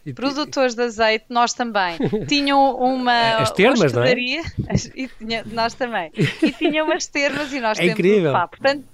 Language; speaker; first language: Portuguese; native; Portuguese